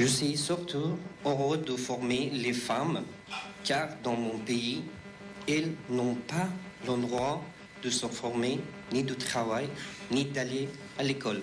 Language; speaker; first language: French; non-native, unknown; Persian